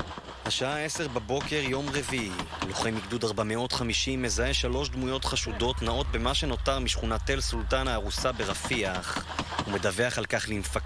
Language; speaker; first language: Hebrew; native; Hebrew